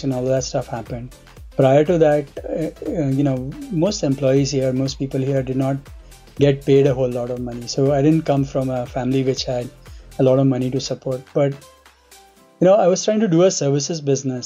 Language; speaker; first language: English; non-native, local second language; Hindi